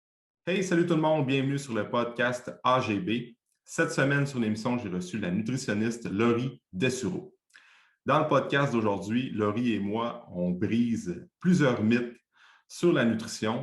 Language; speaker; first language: French; native; French